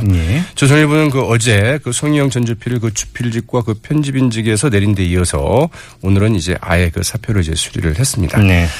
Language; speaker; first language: Korean; native; Korean